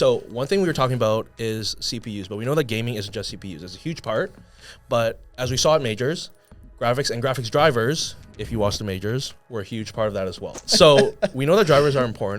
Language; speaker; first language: English; native; English